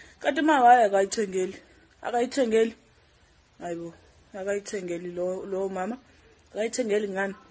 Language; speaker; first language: Zulu; non-native, local second language; English